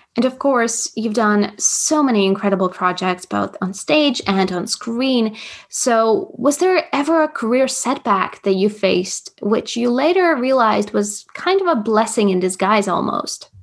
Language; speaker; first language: English; non-native, fluent; Latvian